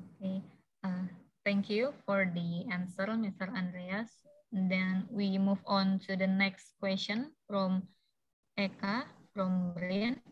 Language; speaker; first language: English; non-native, fluent; Indonesian